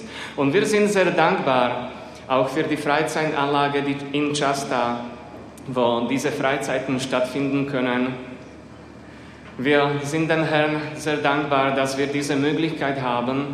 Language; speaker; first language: German; non-native, fluent; Slovak